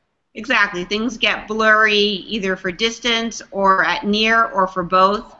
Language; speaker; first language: English; native; English